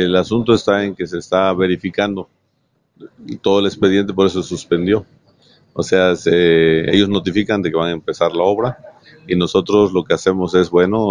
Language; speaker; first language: Spanish; native; Spanish